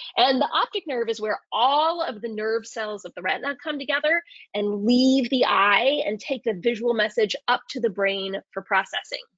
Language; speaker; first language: English; native; English